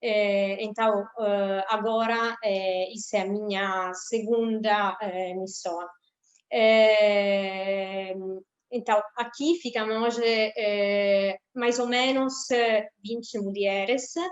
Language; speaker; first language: Portuguese; non-native, fluent; Italian